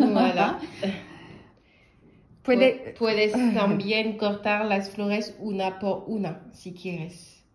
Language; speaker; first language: Spanish; non-native, learner; French